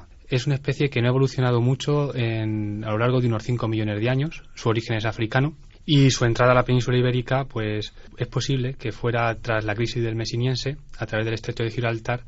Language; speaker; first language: Spanish; native; Spanish